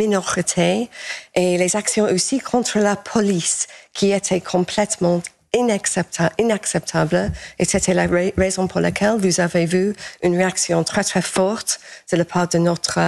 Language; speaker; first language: French; non-native, fluent; English